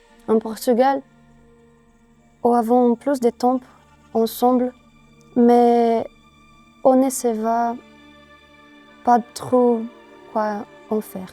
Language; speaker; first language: French; non-native, learner; Portuguese